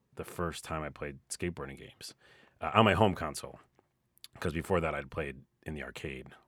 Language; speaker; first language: English; native; English